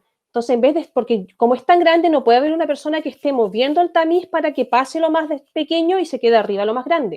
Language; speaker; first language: Spanish; native; Spanish